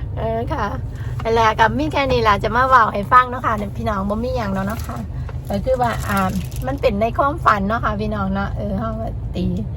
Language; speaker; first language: Thai; native; Thai